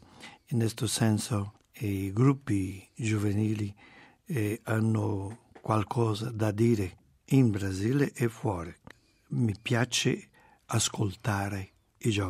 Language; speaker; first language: Italian; non-native, fluent; Portuguese